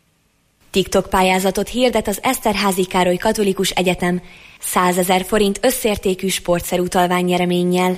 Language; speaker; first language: Hungarian; native; Hungarian